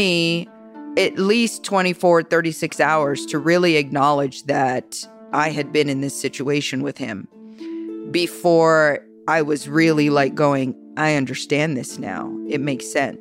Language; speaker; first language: English; native; English